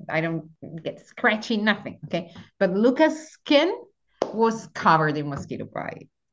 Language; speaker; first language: English; non-native, fluent; Italian